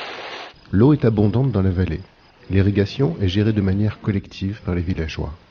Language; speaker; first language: French; native; French